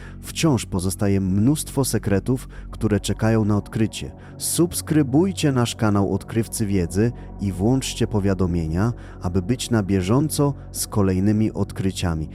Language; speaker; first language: Polish; native; Polish